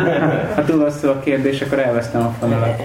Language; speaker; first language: Hungarian; native; Hungarian